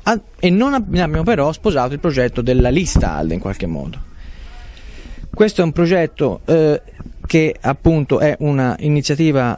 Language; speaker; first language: Italian; native; Italian